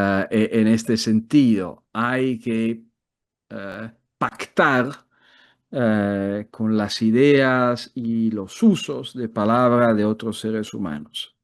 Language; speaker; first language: Spanish; non-native, fluent; Italian